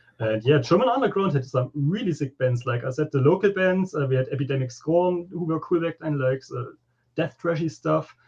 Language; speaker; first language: English; non-native, fluent; German